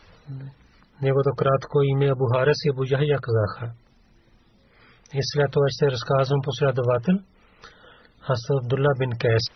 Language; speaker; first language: Bulgarian; non-native, learner; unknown